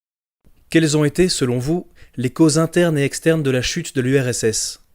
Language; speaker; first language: French; native; French